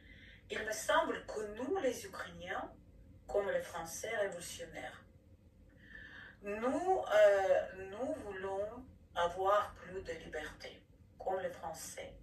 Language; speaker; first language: French; non-native, fluent; Ukrainian